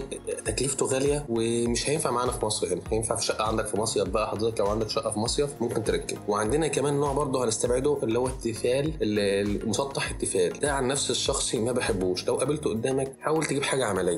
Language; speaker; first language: Arabic; native; Arabic